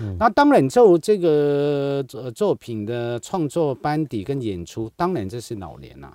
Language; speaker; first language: Chinese; non-native, local second language; Cantonese